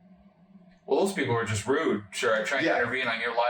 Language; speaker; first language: English; native; English